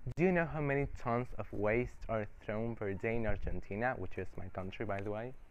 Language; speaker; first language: English; non-native, fluent; Spanish